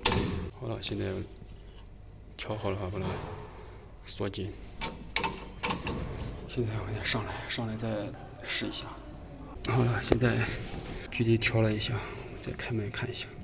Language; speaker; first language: Chinese; native; Chinese